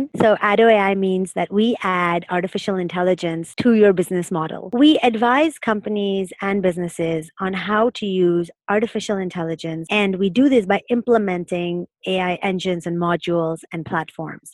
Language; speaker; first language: English; non-native, local second language; Urdu